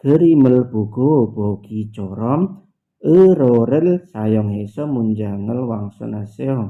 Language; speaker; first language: Korean; non-native, learner; Indonesian